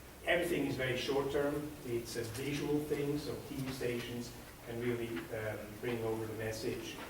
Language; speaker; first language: English; non-native, fluent; Swiss German